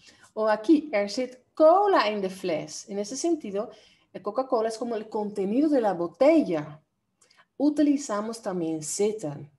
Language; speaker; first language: Spanish; non-native, fluent; Dutch